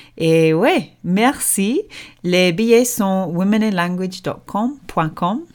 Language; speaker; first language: French; non-native, fluent; English